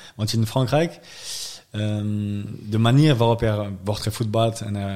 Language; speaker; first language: Dutch; non-native, fluent; French